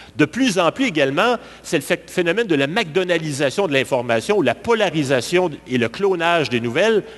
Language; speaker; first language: French; native; French